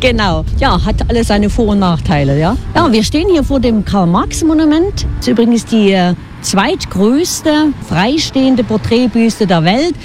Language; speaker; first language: German; native; German